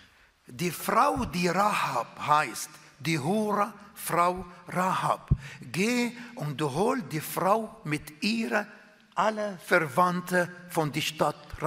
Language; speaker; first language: German; non-native, fluent; Arabic